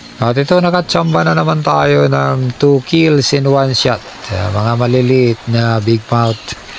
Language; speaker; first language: Filipino; non-native, local second language; Cebuano